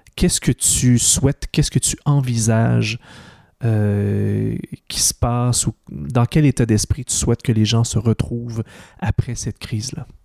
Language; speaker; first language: French; native; French